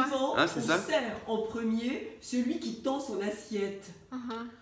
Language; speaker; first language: French; native; French